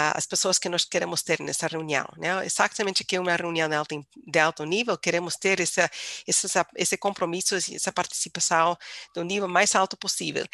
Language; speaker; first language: Portuguese; non-native, fluent; English